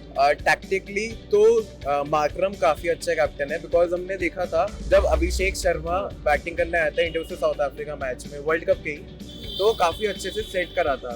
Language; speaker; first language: Hindi; native; Hindi